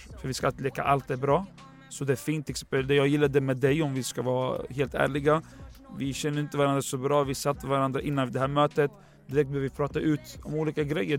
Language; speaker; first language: Swedish; non-native, fluent; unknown